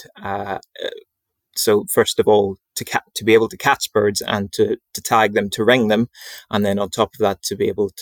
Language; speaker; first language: English; native; English